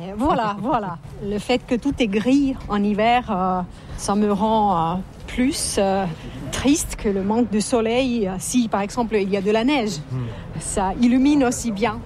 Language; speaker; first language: French; non-native, fluent; Finnish